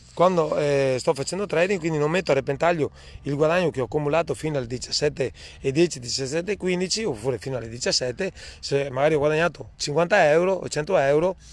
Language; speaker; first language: Italian; native; Italian